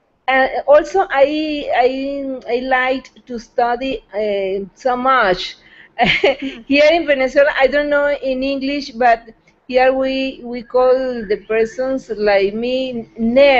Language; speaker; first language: English; non-native, fluent; Spanish